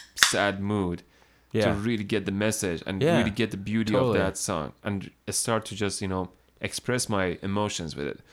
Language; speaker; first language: English; non-native, fluent; Persian